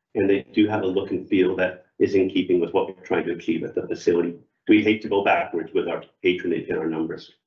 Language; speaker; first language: English; native; English